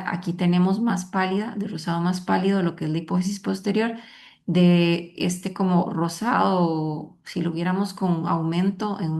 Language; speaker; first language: Spanish; native; Spanish